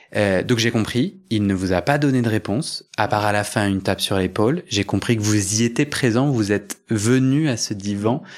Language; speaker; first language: French; early bilingual, other home language; Spanish